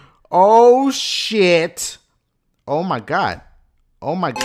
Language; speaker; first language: English; native; English